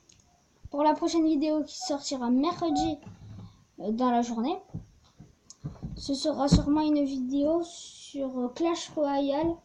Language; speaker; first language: French; native; French